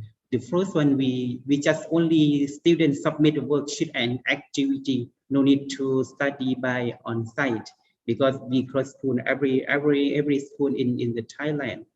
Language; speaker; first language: English; non-native, learner; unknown